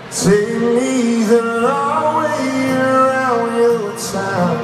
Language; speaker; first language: English; native; English